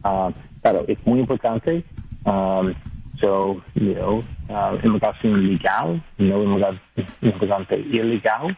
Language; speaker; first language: Spanish; non-native, learner; English